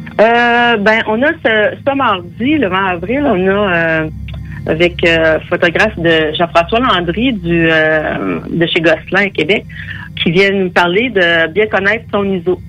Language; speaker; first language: French; native; French